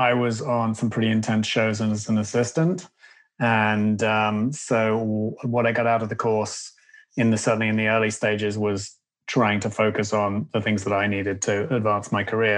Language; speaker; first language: English; native; English